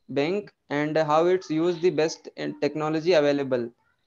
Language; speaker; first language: English; non-native, local second language; Hindi